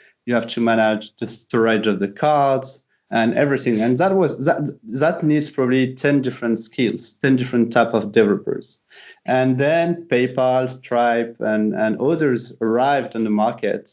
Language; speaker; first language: English; non-native, fluent; French